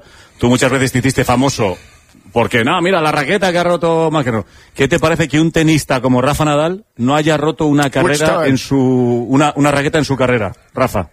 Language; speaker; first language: Spanish; native; Spanish